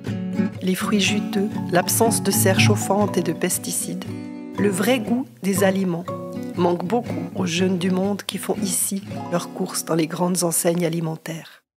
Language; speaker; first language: French; native; French